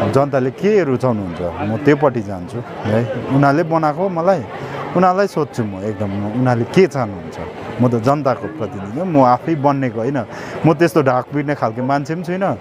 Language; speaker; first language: Nepali; native; Nepali